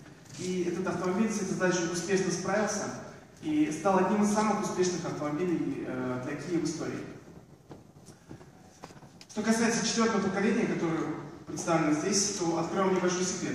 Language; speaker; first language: Russian; native; Russian